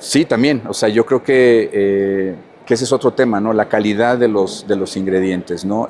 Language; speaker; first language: Spanish; native; Spanish